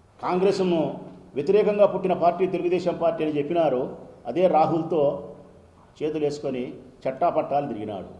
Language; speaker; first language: Telugu; native; Telugu